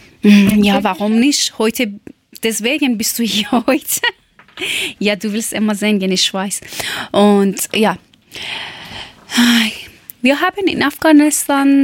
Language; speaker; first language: German; non-native, learner; Persian